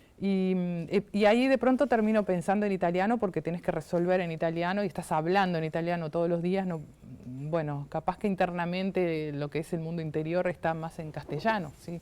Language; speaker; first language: Spanish; early bilingual, heritage; Spanish